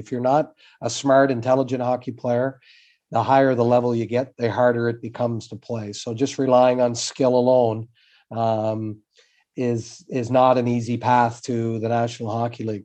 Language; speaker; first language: English; native; English